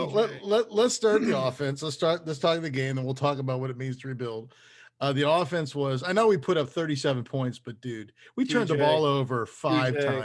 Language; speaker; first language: English; native; English